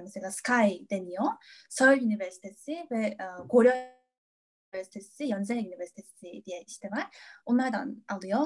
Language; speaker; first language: Turkish; non-native, fluent; Korean